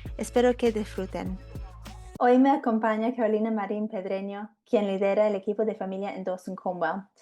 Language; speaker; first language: Spanish; non-native, fluent; English